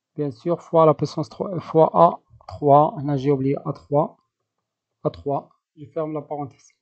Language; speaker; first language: French; non-native, local second language; Arabic